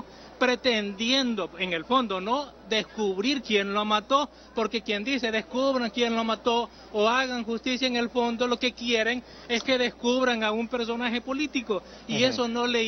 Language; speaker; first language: Spanish; native; Spanish